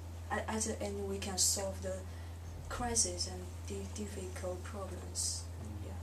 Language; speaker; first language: English; non-native, learner; Chinese